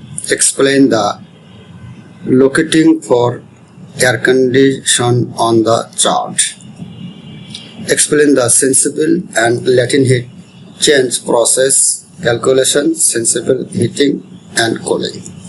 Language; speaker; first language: English; non-native, local second language; Bangla